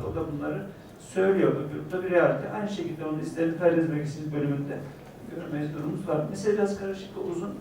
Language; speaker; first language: Turkish; native; Turkish